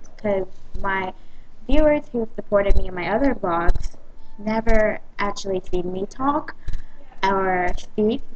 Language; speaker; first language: English; native; English